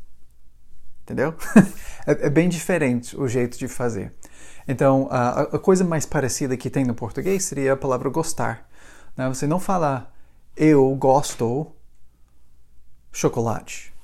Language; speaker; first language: Portuguese; non-native, fluent; English